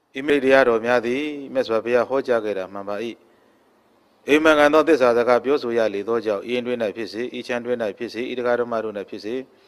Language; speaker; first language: Burmese; native; Burmese